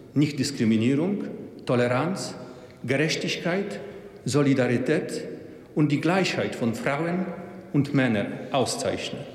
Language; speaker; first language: German; non-native, fluent; Polish